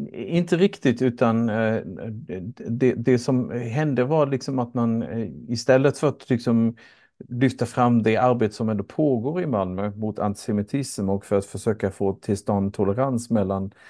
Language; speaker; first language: Swedish; native; Swedish